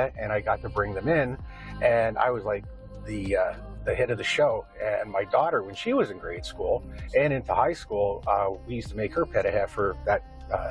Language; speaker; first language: English; non-native, fluent; Ukrainian